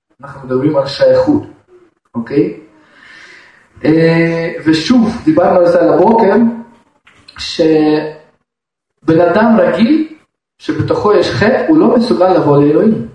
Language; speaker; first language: Hebrew; non-native, fluent; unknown